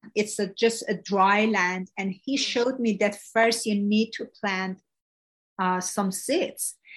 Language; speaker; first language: English; non-native, fluent; Persian